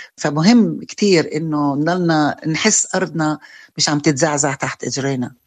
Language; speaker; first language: Arabic; native; Arabic